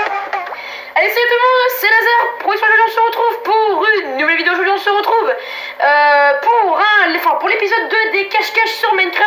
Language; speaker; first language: French; native; French